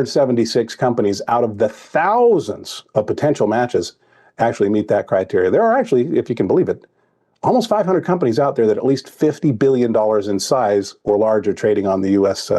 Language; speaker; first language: English; native; English